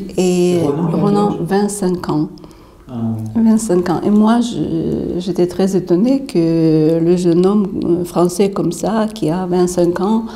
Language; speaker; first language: French; non-native, fluent; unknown